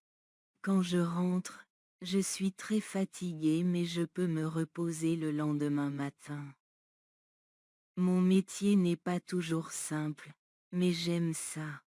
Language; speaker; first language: French; non-native, learner; Bangla